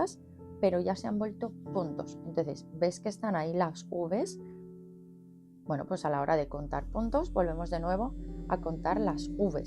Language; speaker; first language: Spanish; native; Spanish